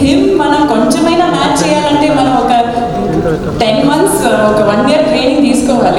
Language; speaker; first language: Telugu; non-native, learner; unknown